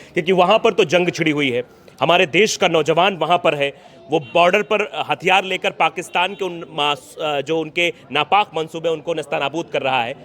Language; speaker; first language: Hindi; native; Hindi